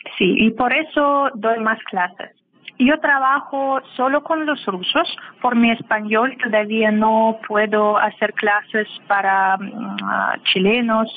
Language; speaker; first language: Spanish; non-native, learner; Russian